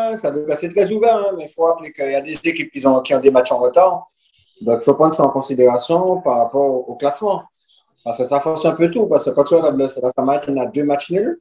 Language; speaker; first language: French; native; French